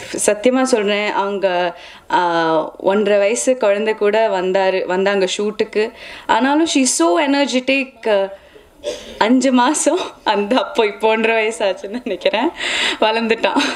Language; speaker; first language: Tamil; non-native, local second language; Malayalam